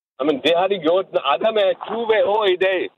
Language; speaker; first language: Danish; non-native, learner; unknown